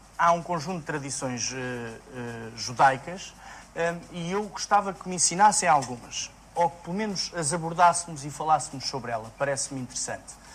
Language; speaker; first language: Portuguese; native; Portuguese